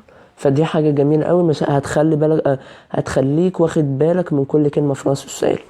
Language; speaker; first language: Arabic; native; Arabic